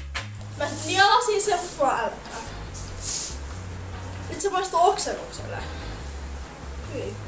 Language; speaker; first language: Finnish; native; Finnish